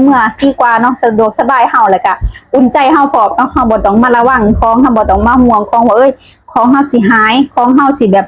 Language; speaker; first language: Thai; non-native, local second language; Lao